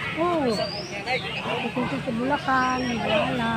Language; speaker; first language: Filipino; non-native, local second language; Cebuano